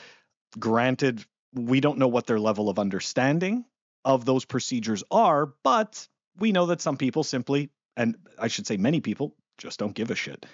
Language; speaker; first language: English; native; English